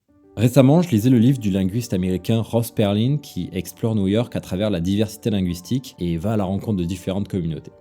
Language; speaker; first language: French; native; French